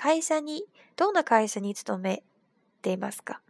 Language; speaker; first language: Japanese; non-native, fluent; Chinese